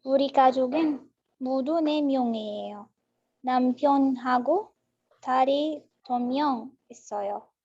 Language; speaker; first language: Korean; non-native, learner; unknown